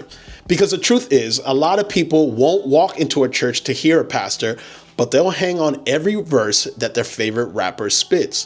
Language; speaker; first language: English; native; English